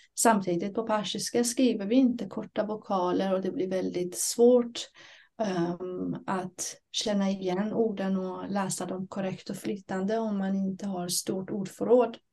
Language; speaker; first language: Swedish; non-native, fluent; Persian